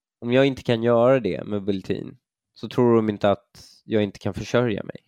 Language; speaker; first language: Swedish; early bilingual, other home language; Persian